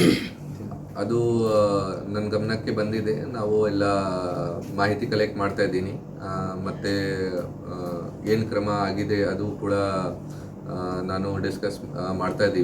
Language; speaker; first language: Kannada; non-native, fluent; Hindi